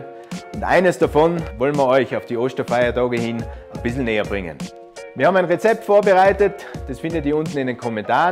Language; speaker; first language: German; native; German